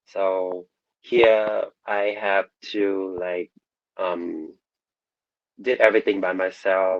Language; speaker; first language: English; non-native, learner; Vietnamese